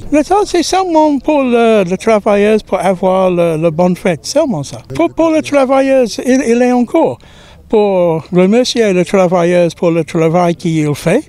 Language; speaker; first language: French; non-native, learner; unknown